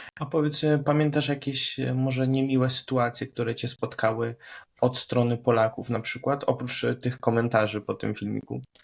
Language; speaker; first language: Polish; native; Polish